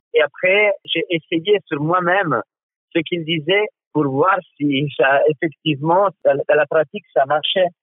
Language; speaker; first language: French; non-native, fluent; Italian